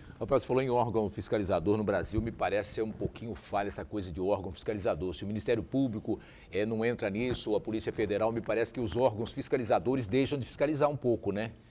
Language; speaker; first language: Portuguese; native; Portuguese